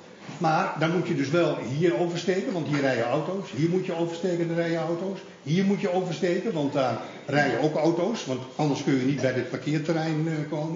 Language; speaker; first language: Dutch; native; Dutch